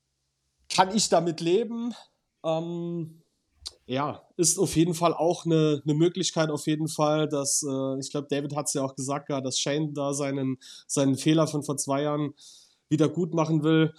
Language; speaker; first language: German; native; German